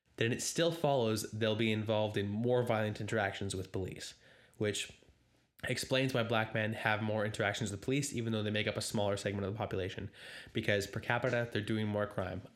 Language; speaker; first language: English; native; English